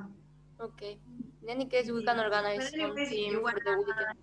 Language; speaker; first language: English; non-native, fluent; Spanish